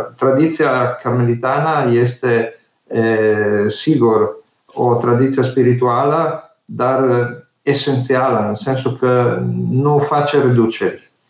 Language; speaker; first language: Romanian; non-native, fluent; Italian